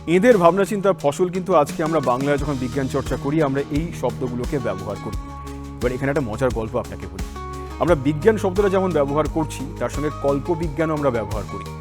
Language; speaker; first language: Bangla; native; Bangla